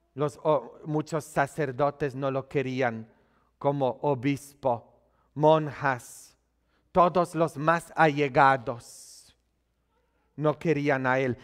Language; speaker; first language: Spanish; non-native, fluent; Polish